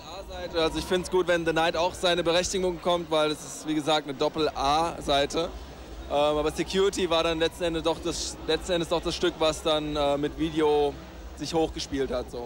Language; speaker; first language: German; native; German